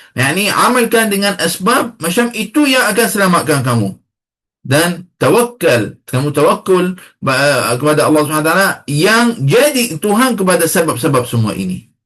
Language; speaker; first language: Malay; non-native, fluent; Arabic